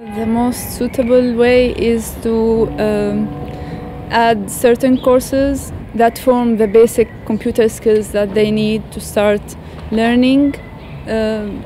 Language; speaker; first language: English; non-native, fluent; Arabic